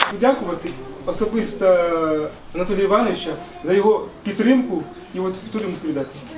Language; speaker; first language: Ukrainian; non-native, fluent; Arabic